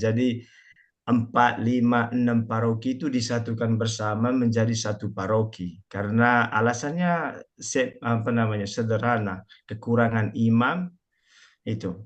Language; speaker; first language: Indonesian; non-native, local second language; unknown